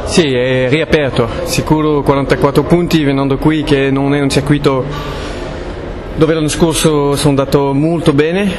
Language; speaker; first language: Italian; non-native, fluent; French